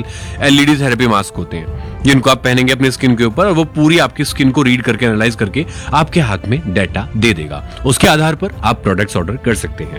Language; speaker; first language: Hindi; native; Hindi